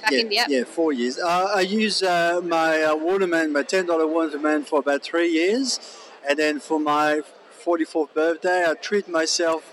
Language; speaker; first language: English; non-native, fluent; French